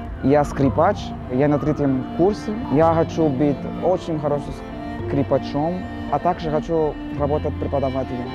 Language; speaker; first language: Russian; non-native, learner; Portuguese